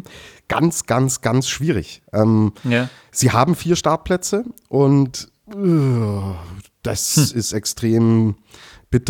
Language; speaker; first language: German; native; German